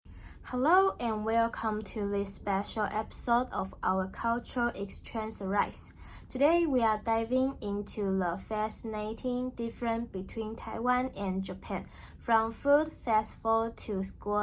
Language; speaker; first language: English; non-native, learner; Chinese